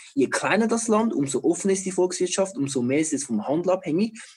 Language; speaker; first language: German; non-native, fluent; Chinese